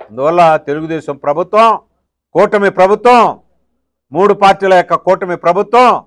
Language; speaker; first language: Telugu; native; Telugu